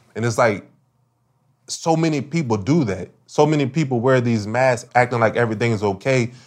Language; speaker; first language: English; native; English